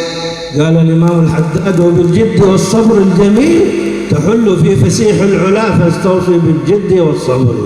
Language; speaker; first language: Arabic; native; Arabic